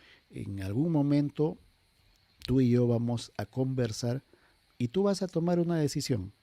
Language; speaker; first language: Spanish; native; Spanish